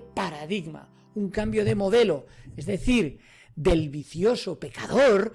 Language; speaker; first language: Spanish; native; Spanish